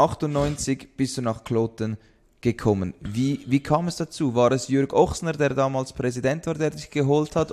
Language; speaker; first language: German; native; German